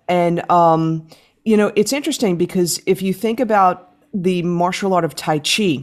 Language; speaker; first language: English; native; English